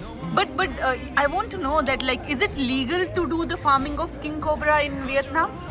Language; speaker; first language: English; non-native, local second language; Hindi